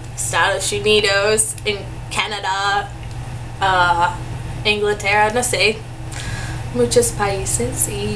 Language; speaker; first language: Spanish; early bilingual, heritage; English